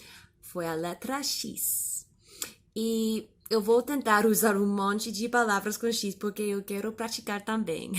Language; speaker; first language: Portuguese; non-native, learner; English